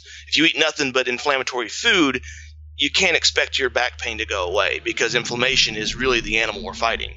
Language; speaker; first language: English; native; English